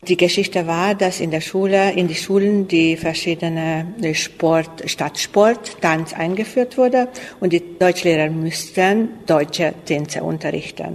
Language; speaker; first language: German; non-native, local second language; Hungarian